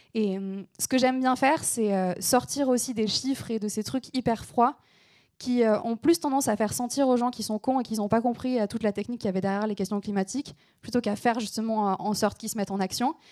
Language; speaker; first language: French; native; French